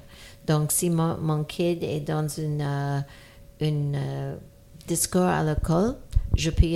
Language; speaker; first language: French; non-native, fluent; English